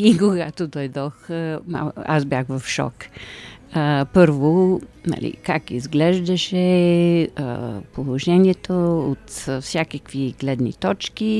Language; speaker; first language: Bulgarian; early bilingual, heritage; Bulgarian